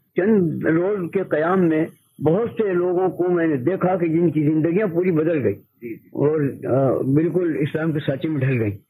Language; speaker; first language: Urdu; native; Urdu